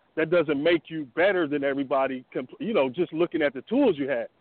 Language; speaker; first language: English; native; English